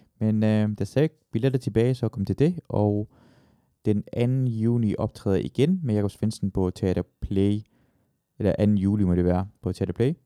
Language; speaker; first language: Danish; early bilingual, other home language; Persian